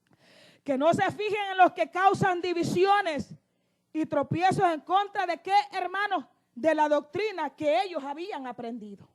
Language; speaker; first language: Spanish; native; Spanish